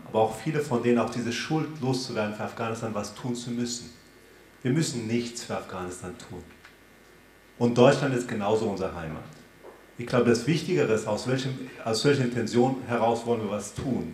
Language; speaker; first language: German; early bilingual, other home language; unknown